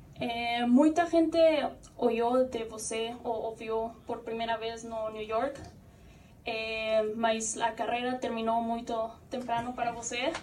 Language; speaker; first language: Portuguese; non-native, fluent; Spanish